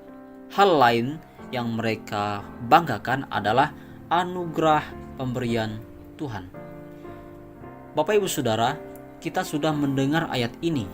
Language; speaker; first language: Indonesian; native; Indonesian